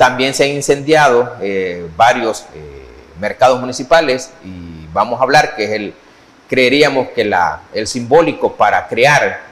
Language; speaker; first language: Spanish; native; Spanish